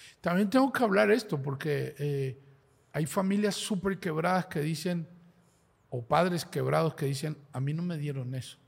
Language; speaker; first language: Spanish; native; Spanish